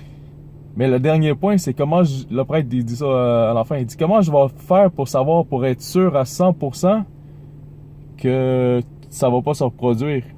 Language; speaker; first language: French; native; French